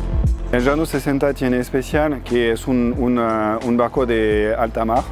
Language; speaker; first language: Spanish; non-native, fluent; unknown